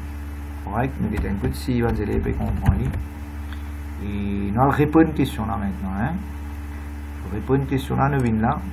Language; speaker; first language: French; non-native, local second language; Morisyen